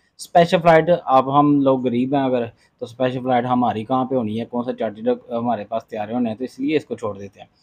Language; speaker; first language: Urdu; non-native, local second language; Punjabi